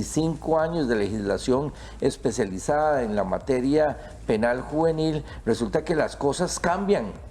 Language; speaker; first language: Spanish; native; Spanish